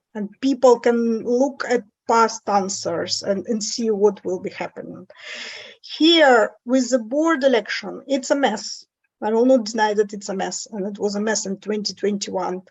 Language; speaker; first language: English; non-native, fluent; Russian